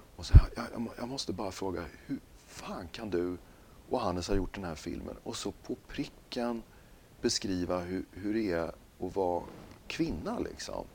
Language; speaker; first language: Swedish; native; Swedish